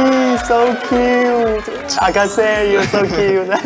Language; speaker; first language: English; non-native, fluent; Thai